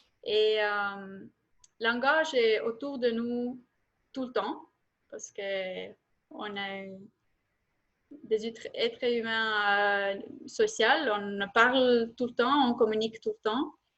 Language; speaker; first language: French; non-native, fluent; Estonian